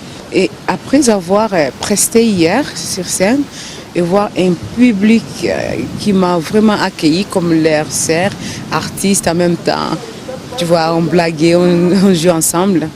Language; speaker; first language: French; non-native, local second language; Swahili